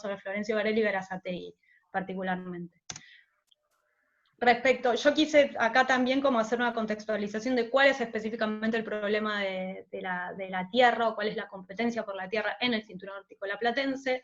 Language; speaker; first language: Spanish; native; Spanish